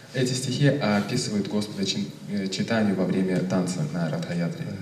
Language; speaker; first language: Russian; native; Russian